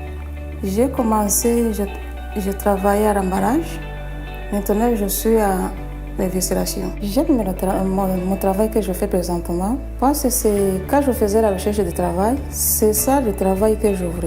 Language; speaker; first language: French; non-native, local second language; Kinyarwanda